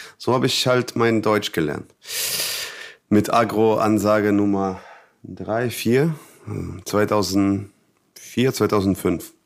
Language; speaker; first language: German; non-native, fluent; Russian